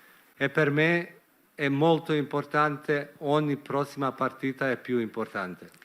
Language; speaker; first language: Italian; non-native, fluent; Bosnian